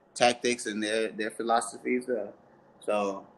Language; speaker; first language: English; early bilingual, other home language; French